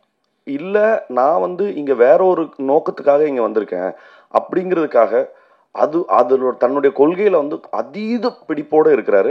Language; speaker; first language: Tamil; native; Tamil